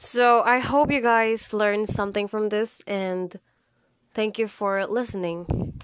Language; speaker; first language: English; non-native, local second language; Cebuano